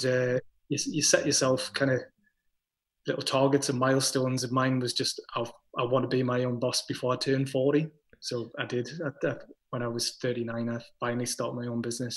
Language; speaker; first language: English; native; English